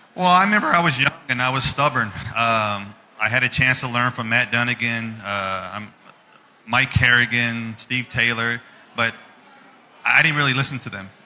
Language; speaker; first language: English; native; English